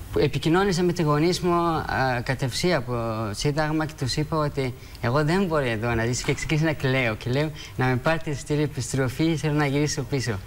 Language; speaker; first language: Greek; non-native, fluent; Persian